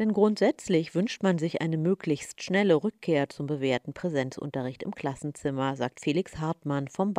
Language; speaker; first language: German; native; German